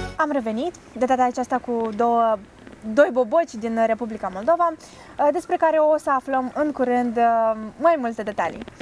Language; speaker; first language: Romanian; native; Romanian